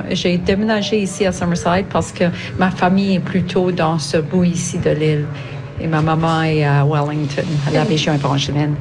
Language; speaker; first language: French; native; French